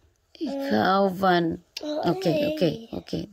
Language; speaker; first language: Dutch; non-native, learner; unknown